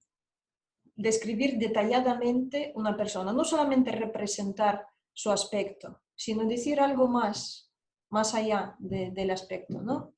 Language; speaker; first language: Spanish; non-native, fluent; Russian